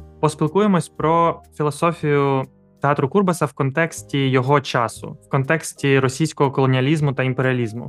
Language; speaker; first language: Ukrainian; native; Ukrainian